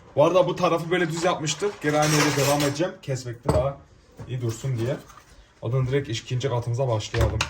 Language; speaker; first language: Turkish; early bilingual, heritage; Turkish